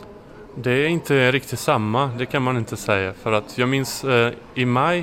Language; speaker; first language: Swedish; non-native, fluent; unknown